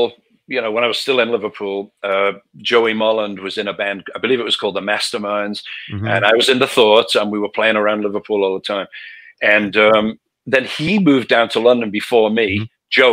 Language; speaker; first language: English; native; English